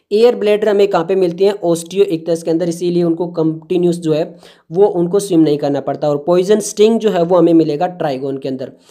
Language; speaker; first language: Hindi; native; Hindi